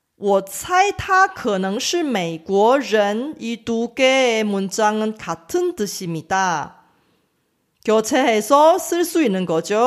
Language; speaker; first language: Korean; non-native, fluent; Chinese